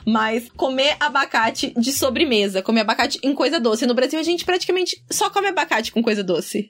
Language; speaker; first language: Portuguese; native; Portuguese